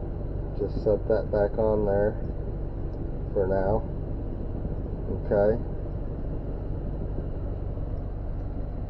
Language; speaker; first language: English; native; English